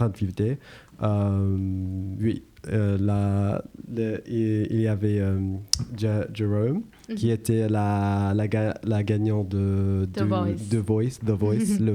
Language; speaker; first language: French; non-native, learner; English